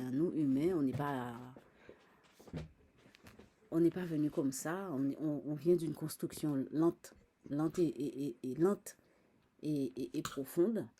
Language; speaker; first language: French; native; French